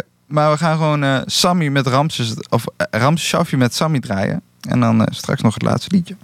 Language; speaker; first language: Dutch; native; Dutch